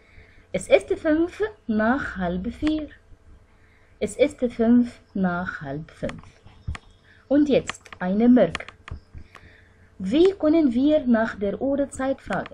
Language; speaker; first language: German; non-native, fluent; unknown